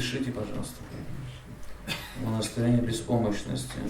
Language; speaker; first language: Russian; native; Russian